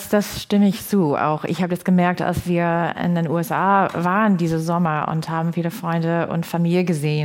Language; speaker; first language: German; non-native, fluent; English